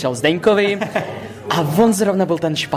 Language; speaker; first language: Czech; non-native, fluent; Russian